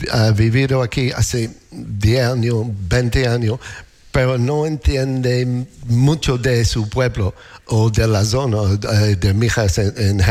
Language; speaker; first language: Spanish; non-native, learner; English